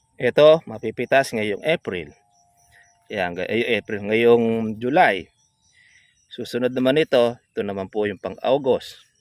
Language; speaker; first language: Filipino; native; Filipino